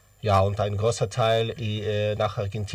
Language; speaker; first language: German; non-native, learner; Russian